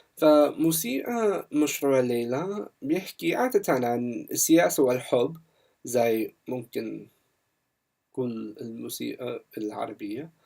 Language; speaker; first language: Arabic; non-native, learner; English